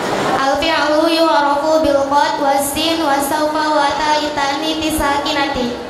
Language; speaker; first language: Arabic; non-native, learner; Indonesian